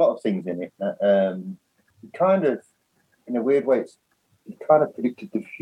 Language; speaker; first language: English; native; English